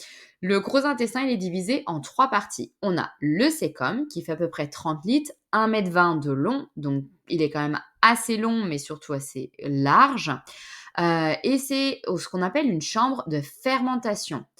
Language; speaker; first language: French; native; French